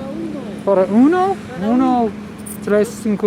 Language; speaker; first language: Spanish; non-native, learner; English